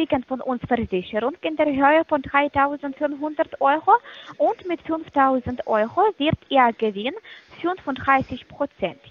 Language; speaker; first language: German; non-native, fluent; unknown